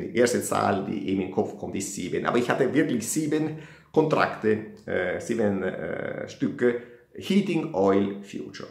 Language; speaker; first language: German; non-native, fluent; Italian